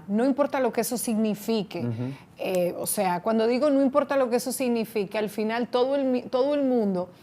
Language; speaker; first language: Spanish; native; Spanish